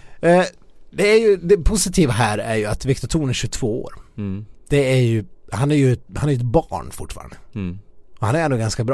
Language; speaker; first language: Swedish; native; Swedish